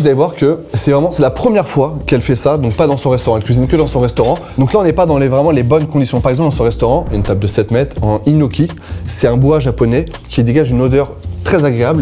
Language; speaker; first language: French; native; French